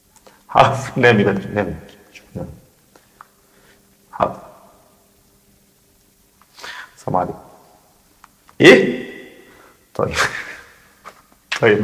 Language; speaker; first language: Arabic; native; Arabic